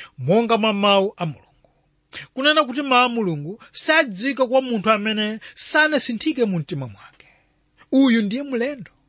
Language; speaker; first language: Nyanja; non-native, local second language; Tumbuka